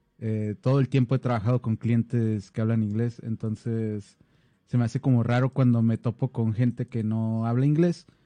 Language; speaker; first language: Spanish; native; Spanish